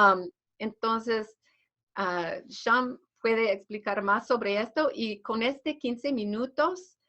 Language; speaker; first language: Spanish; non-native, fluent; English